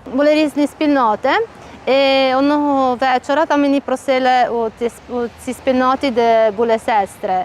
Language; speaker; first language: Ukrainian; non-native, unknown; Italian